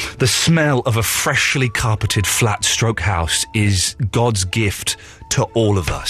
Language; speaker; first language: English; native; English